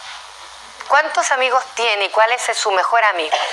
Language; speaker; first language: Spanish; native; Spanish